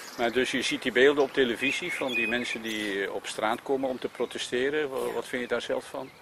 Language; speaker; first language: Dutch; native; Dutch